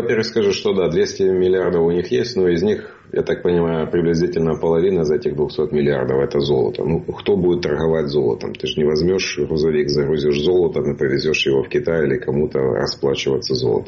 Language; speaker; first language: Russian; native; Russian